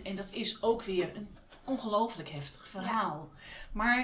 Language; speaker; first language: Dutch; native; Dutch